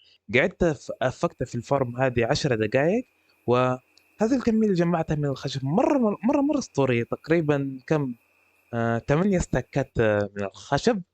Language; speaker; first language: Arabic; native; Arabic